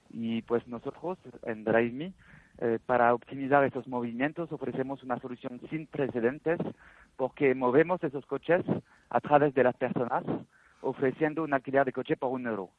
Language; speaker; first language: Spanish; non-native, fluent; French